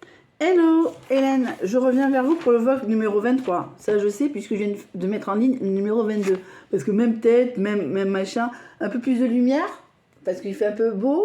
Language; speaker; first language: French; native; French